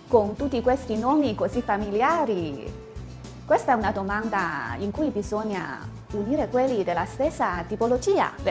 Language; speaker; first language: Italian; non-native, fluent; Chinese